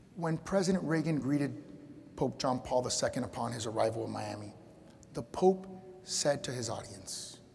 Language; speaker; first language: English; native; English